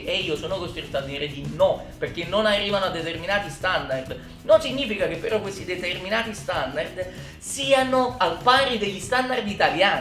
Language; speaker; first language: Italian; native; Italian